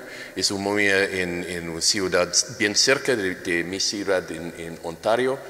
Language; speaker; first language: Spanish; non-native, learner; English